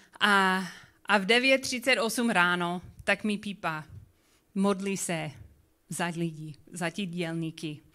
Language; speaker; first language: Czech; non-native, learner; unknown